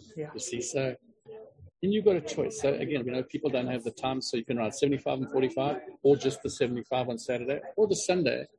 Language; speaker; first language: English; native; English